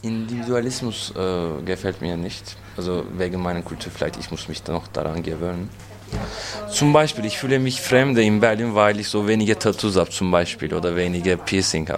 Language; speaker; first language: German; non-native, fluent; Turkish